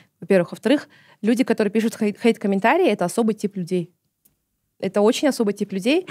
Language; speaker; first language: Russian; non-native, local second language; Kazakh